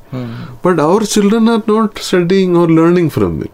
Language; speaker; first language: English; non-native, local second language; Malayalam